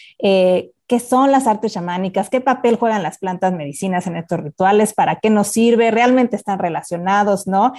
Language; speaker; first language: Spanish; native; Spanish